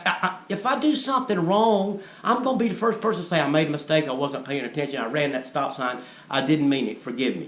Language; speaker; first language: English; native; English